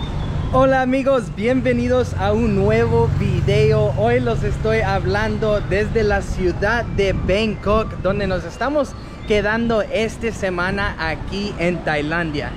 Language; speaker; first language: Spanish; early bilingual, heritage; Spanish